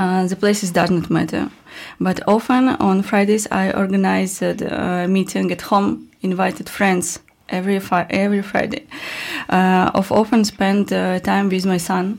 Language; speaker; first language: English; non-native, learner; Russian